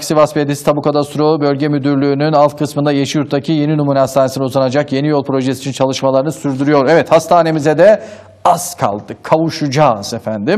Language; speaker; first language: Turkish; native; Turkish